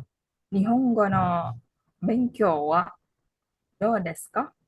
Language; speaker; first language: Japanese; non-native, learner; Indonesian